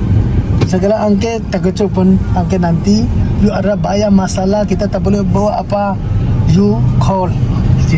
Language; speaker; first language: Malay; non-native, learner; Tedim Chin